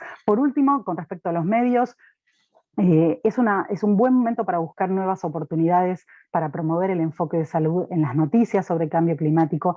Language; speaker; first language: Spanish; native; Spanish